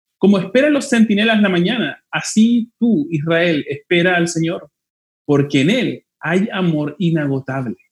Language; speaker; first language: Spanish; native; Spanish